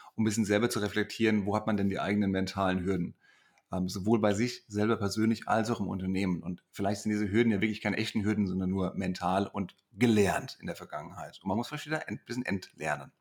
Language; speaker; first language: German; native; German